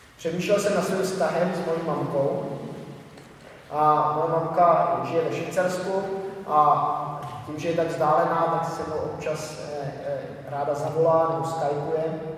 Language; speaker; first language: Czech; native; Czech